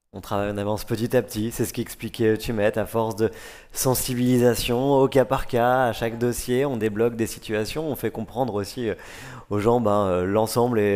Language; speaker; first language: French; native; French